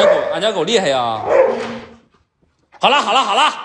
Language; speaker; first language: Chinese; native; Chinese